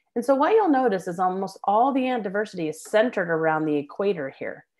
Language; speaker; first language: English; native; English